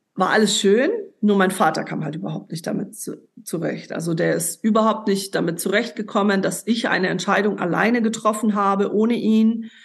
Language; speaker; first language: German; native; German